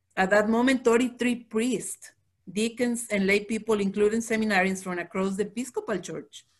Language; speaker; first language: English; non-native, fluent; Spanish